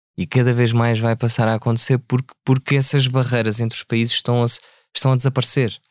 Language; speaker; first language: Portuguese; early bilingual, other home language; French